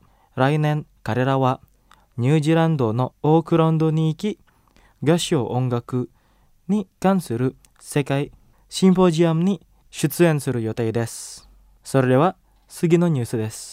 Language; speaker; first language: Japanese; non-native, fluent; Indonesian